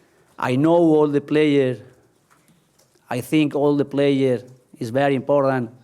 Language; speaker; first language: English; non-native, learner; Spanish